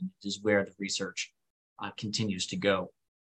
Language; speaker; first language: English; native; English